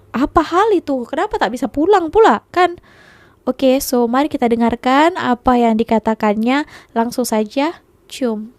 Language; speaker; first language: Indonesian; native; Indonesian